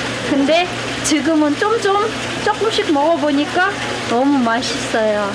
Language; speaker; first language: Korean; non-native, learner; Kyrgyz